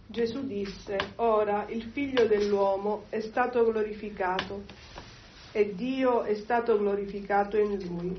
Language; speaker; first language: Italian; native; Italian